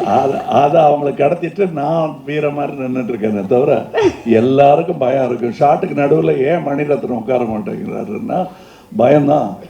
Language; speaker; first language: Tamil; native; Tamil